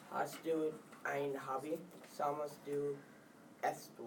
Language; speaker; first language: German; non-native, learner; English